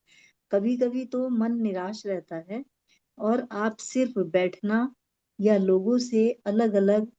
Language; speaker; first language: Hindi; native; Hindi